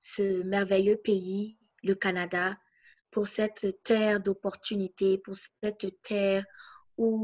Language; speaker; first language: English; non-native, fluent; French